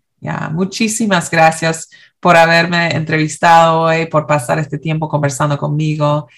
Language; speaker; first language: Spanish; early bilingual, heritage; Spanish